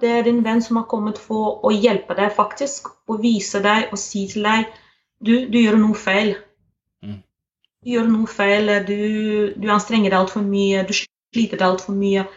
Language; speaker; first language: Norwegian; non-native, fluent; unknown